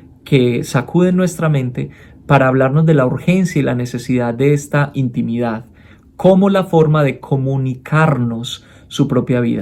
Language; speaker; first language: Spanish; native; Spanish